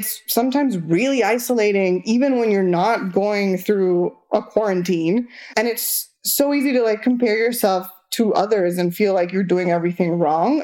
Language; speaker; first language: English; non-native, fluent; Spanish